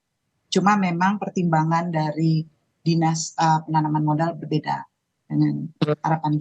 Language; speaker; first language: Indonesian; native; Indonesian